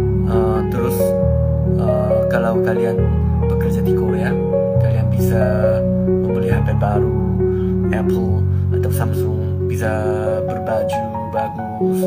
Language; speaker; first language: Indonesian; non-native, learner; Korean